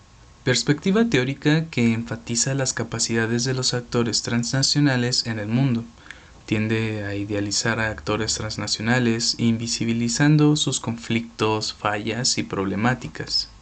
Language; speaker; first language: Spanish; native; Spanish